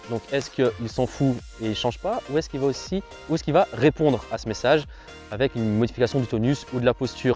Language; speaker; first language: French; native; French